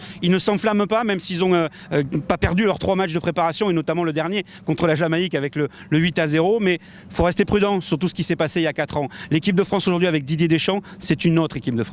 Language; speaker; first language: French; native; French